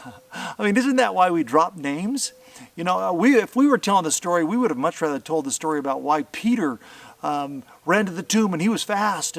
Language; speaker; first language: English; native; English